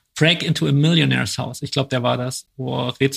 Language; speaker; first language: German; native; German